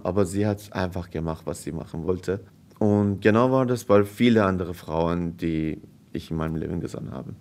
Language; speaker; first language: German; non-native, fluent; Persian